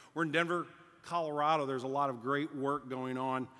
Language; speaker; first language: English; native; English